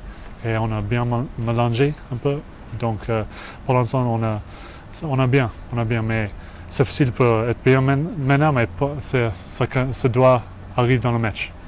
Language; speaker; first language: French; non-native, learner; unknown